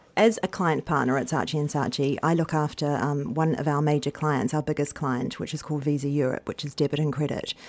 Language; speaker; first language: English; native; English